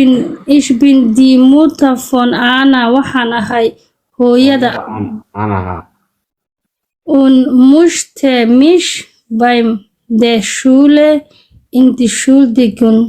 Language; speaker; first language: German; non-native, learner; Somali